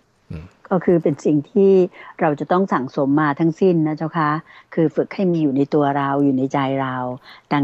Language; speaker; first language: Thai; native; Thai